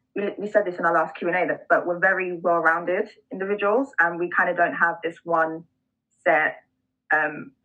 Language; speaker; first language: English; native; English